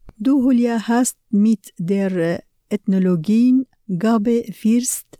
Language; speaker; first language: German; non-native, fluent; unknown